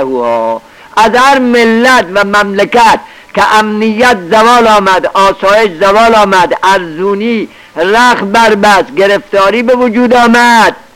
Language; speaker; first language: Persian; native; Persian